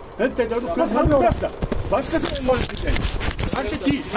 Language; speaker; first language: Swedish; non-native, learner; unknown